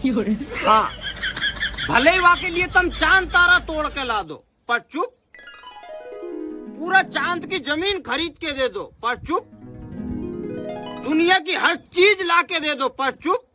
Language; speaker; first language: Hindi; native; Hindi